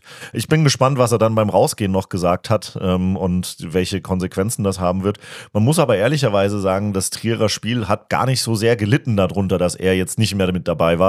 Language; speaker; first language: German; native; German